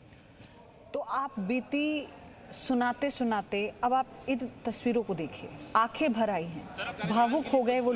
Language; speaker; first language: Hindi; native; Hindi